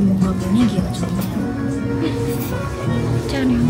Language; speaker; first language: Korean; non-native, learner; Japanese